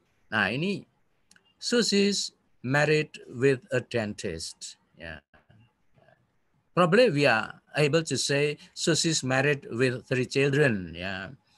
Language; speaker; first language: English; non-native, fluent; Indonesian